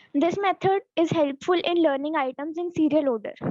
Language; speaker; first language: English; non-native, local second language; Punjabi